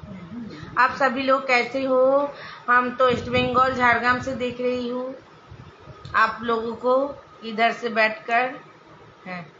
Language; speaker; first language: Hindi; non-native, local second language; Bangla